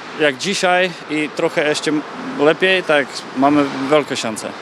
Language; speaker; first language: Polish; non-native, learner; Czech